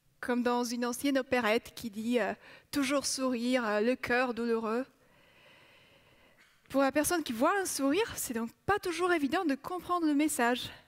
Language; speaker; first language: French; non-native, fluent; Polish